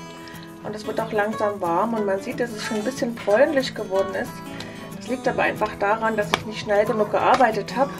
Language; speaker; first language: German; native; German